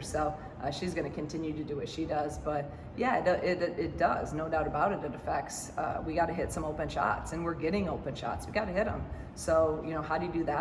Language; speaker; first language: English; native; English